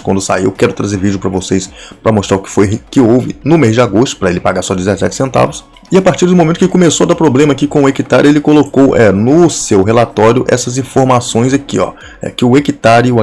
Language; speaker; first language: Portuguese; native; Portuguese